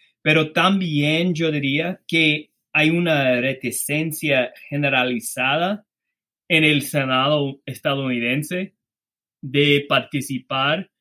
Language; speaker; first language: Spanish; non-native, fluent; English